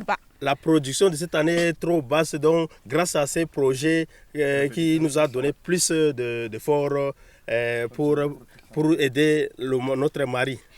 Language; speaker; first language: French; non-native, local second language; Fula